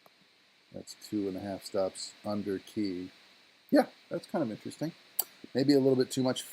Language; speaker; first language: English; native; English